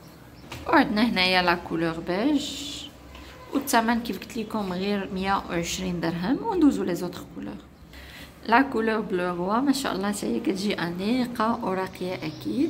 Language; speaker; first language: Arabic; native; Arabic